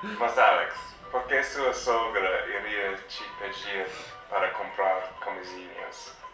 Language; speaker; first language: Portuguese; non-native, learner; English